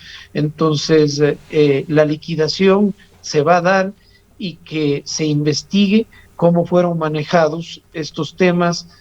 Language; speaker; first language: Spanish; native; Spanish